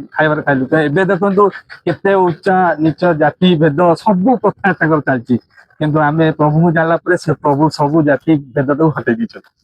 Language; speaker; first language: Odia; native; Odia